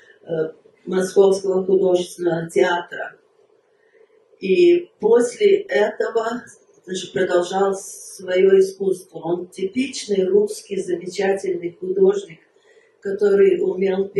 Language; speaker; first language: Russian; early bilingual, heritage; Russian